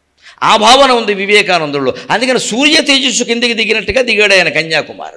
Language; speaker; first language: Telugu; native; Telugu